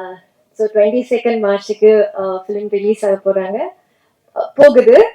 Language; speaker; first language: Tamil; non-native, learner; Malayalam